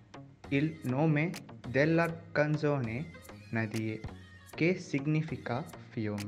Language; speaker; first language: Italian; non-native, learner; Tamil